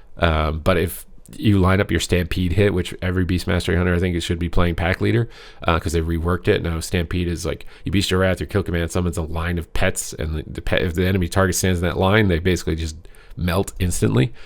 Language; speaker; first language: English; native; English